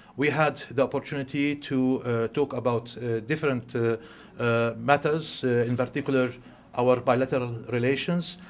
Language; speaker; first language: English; non-native, fluent; Arabic